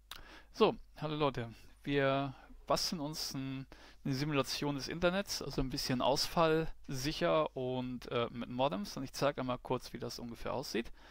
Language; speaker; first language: German; native; German